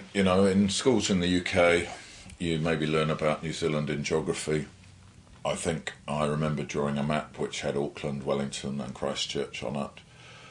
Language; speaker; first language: English; native; English